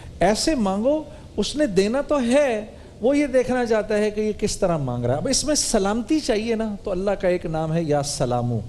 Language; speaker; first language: Urdu; native; Urdu